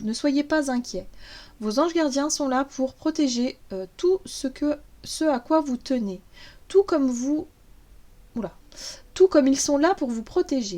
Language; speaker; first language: French; native; French